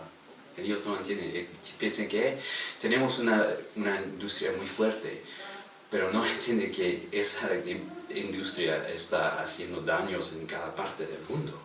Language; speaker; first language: Spanish; non-native, fluent; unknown